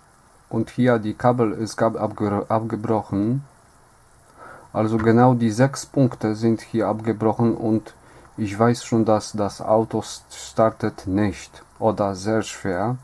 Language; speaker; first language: German; non-native, learner; Polish